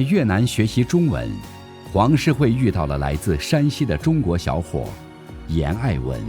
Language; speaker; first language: Chinese; native; Chinese